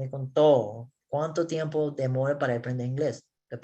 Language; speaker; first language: Spanish; non-native, learner; English